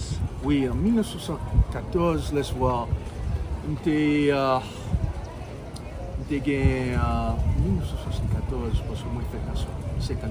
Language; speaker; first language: French; non-native, local second language; Haitian Creole